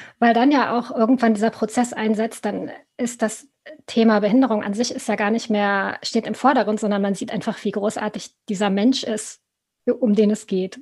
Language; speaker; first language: German; native; German